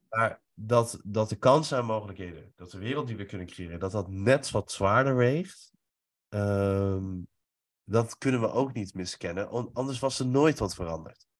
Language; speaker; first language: Dutch; early bilingual, other home language; Persian